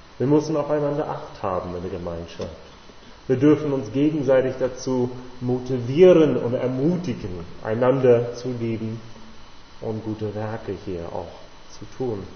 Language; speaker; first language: German; non-native, fluent; English